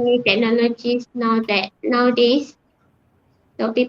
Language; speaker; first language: English; non-native, fluent; Malay